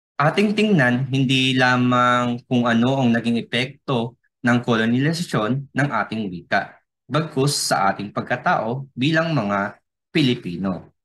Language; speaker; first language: Filipino; non-native, local second language; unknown